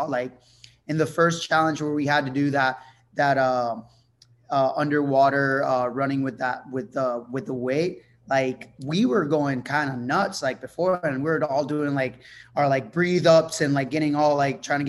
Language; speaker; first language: English; non-native, fluent; Spanish